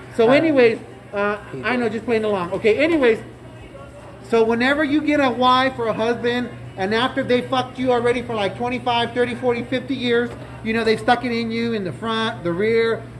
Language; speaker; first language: English; early bilingual, other home language; Spanish